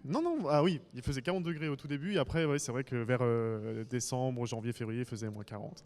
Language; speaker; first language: French; native; French